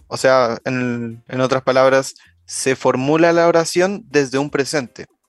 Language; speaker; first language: Spanish; native; Spanish